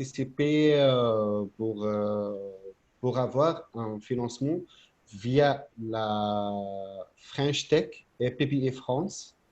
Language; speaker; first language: French; non-native, fluent; Arabic